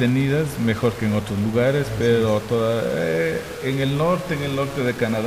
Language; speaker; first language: Spanish; native; Spanish